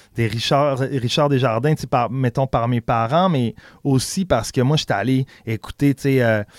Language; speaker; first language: French; native; French